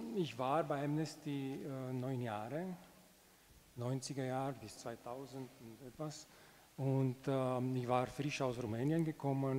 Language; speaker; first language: German; non-native, fluent; Romanian